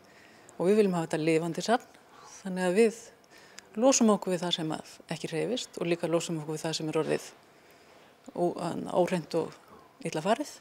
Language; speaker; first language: Icelandic; native; Icelandic